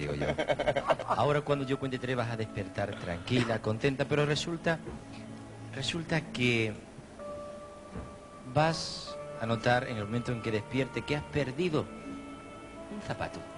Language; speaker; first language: Spanish; native; Spanish